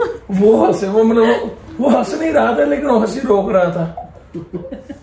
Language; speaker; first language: Hindi; non-native, local second language; Punjabi